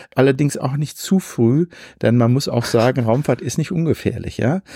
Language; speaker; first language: German; native; German